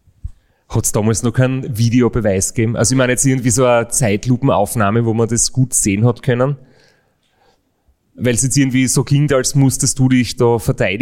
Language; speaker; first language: German; native; German